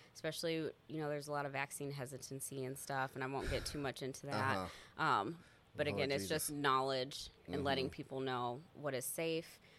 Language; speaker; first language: English; native; English